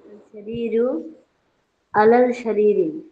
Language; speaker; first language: Arabic; non-native, learner; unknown